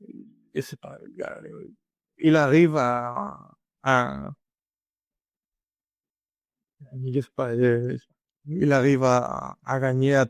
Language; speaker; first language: French; non-native, learner; Spanish